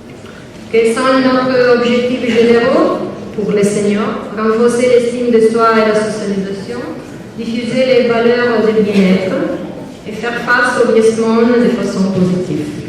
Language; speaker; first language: French; non-native, learner; Italian